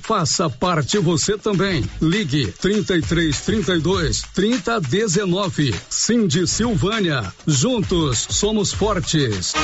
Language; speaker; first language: Portuguese; native; Portuguese